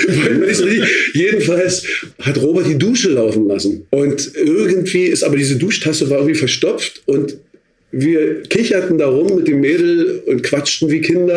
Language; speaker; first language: German; native; German